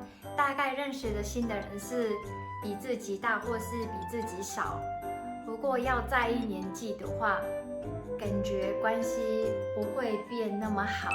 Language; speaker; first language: Chinese; non-native, fluent; Japanese